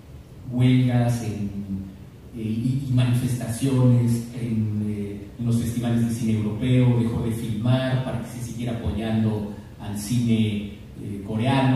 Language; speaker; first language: Spanish; native; Spanish